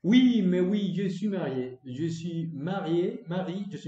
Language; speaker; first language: French; non-native, learner; Spanish